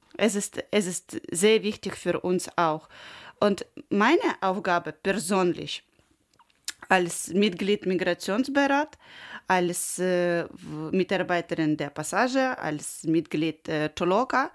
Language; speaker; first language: German; non-native, learner; Ukrainian